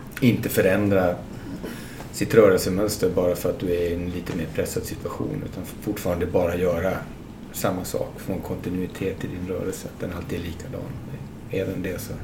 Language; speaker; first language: Swedish; native; Swedish